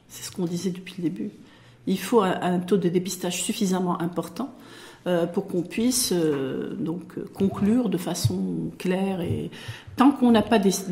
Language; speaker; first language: French; non-native, local second language; Arabic